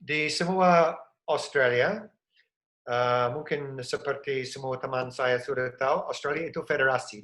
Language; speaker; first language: Indonesian; non-native, fluent; English